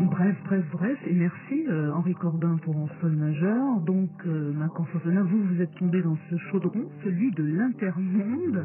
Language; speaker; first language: French; native; French